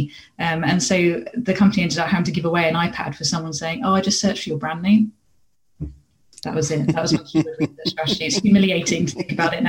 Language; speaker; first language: English; native; English